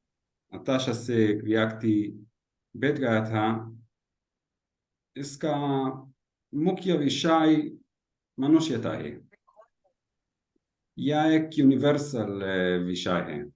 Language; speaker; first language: Hindi; non-native, learner; Hebrew